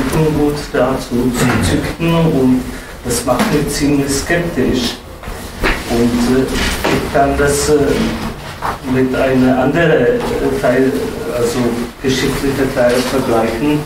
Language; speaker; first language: German; non-native, fluent; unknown